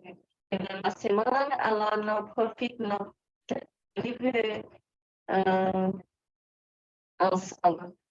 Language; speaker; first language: French; non-native, learner; Portuguese